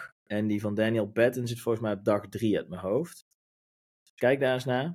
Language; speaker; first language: Dutch; native; Dutch